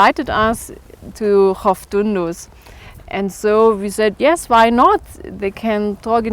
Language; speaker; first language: English; non-native, learner; German